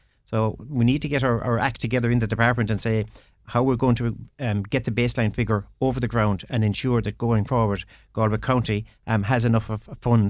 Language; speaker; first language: English; native; English